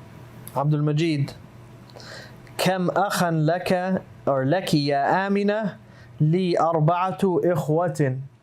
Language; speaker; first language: Arabic; non-native, fluent; English